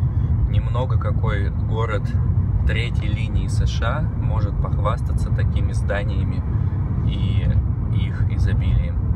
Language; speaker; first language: Russian; native; Russian